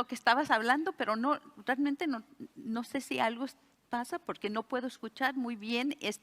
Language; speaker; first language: Spanish; early bilingual, heritage; Spanish